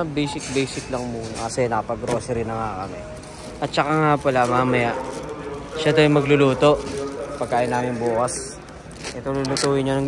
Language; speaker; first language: Filipino; native; Filipino